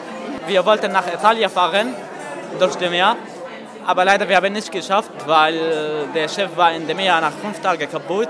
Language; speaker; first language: German; non-native, learner; Arabic